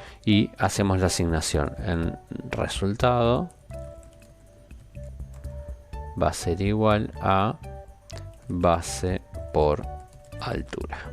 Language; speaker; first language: Spanish; native; Spanish